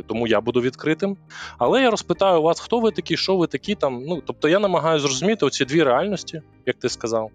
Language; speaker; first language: Ukrainian; native; Ukrainian